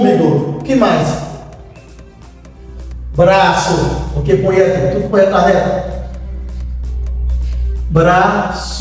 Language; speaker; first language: Portuguese; non-native, local second language; Haitian Creole